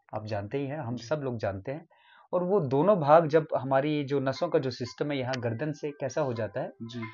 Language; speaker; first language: Hindi; non-native, local second language; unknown